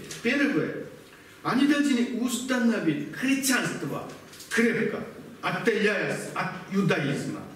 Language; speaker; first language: Russian; non-native, learner; Korean